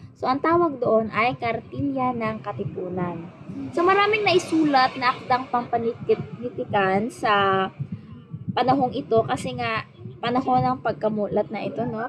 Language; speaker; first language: Filipino; native; Filipino